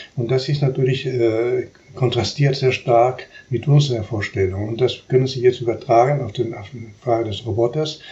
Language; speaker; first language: German; non-native, fluent; Spanish